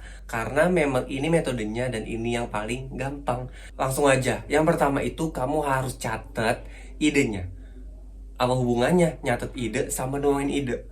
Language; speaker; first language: Indonesian; native; Indonesian